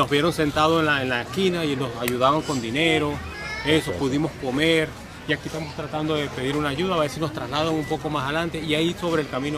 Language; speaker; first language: Spanish; native; Spanish